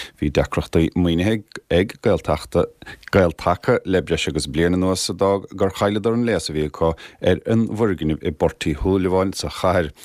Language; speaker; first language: Irish; native; Irish